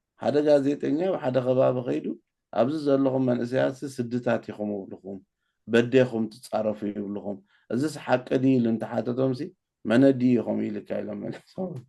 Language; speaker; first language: Tigrinya; native; Tigrinya